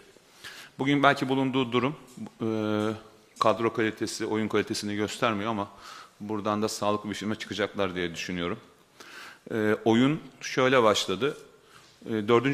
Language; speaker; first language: Turkish; native; Turkish